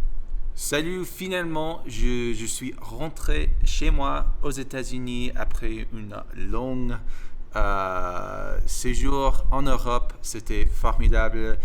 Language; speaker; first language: French; non-native, fluent; English